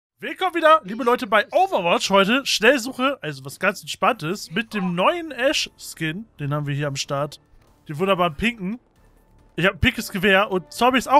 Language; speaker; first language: German; native; German